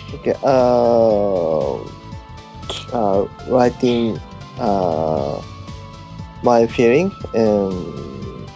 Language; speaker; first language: English; non-native, learner; Japanese